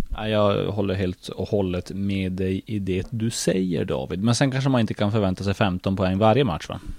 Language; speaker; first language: Swedish; native; Swedish